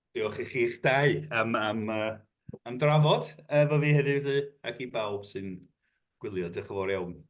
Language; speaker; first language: Welsh; non-native, fluent; English